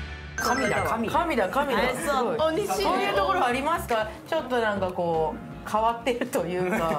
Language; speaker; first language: Japanese; native; Japanese